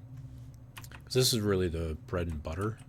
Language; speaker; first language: English; native; English